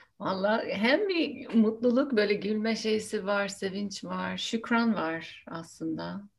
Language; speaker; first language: Turkish; non-native, fluent; English